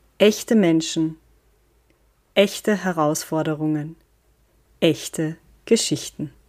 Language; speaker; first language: German; native; German